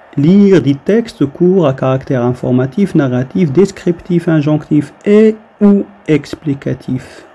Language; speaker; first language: French; non-native, local second language; Arabic